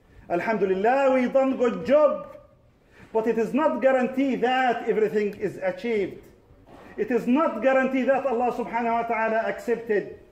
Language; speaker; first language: English; non-native, fluent; Arabic